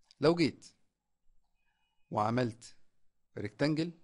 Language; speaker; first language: Arabic; native; Arabic